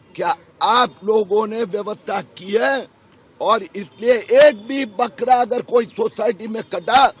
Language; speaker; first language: Hindi; non-native, local second language; Gujarati